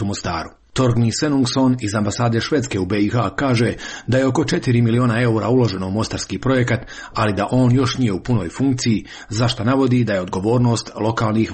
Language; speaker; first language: Serbian; native; Serbian